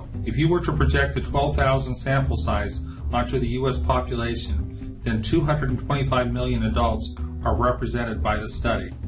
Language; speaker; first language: English; native; English